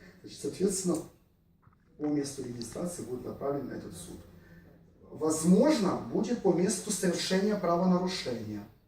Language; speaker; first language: Russian; native; Russian